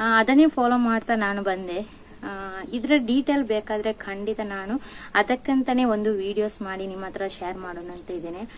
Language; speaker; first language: Kannada; non-native, local second language; Tulu